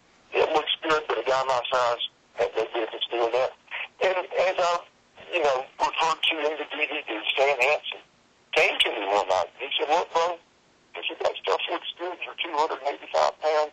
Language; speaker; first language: English; native; English